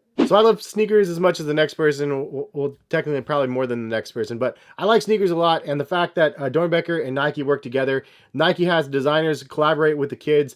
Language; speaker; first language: English; native; English